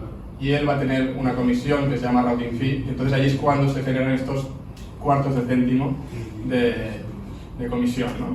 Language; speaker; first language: Spanish; native; Spanish